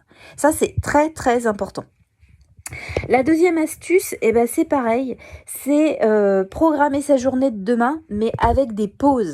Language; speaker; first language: French; native; French